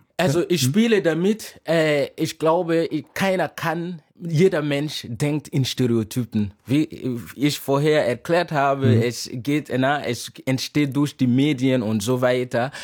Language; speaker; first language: German; non-native, fluent; Mossi